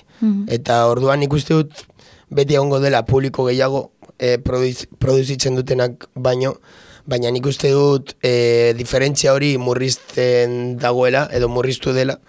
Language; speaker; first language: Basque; non-native, local second language; Spanish